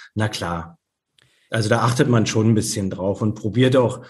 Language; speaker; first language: German; native; German